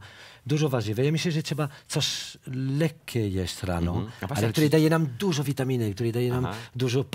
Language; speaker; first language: Polish; non-native, fluent; French